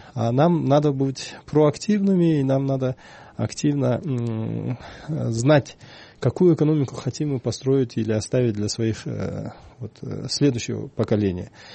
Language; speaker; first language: Russian; non-native, local second language; Kyrgyz